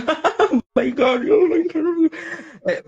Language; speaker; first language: English; non-native, learner; Spanish